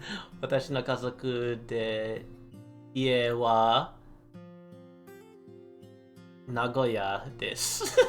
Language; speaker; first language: Japanese; non-native, learner; English